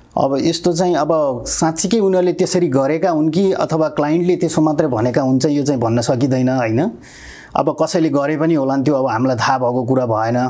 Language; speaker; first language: Nepali; native; Nepali